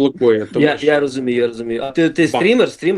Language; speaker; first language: Ukrainian; early bilingual, other home language; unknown